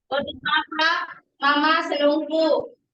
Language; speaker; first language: Chinese; non-native, learner; Indonesian